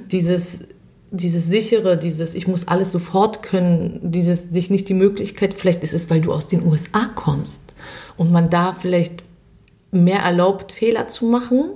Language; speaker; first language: German; native; German